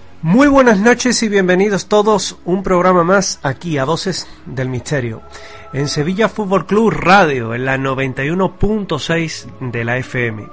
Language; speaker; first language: Spanish; native; Spanish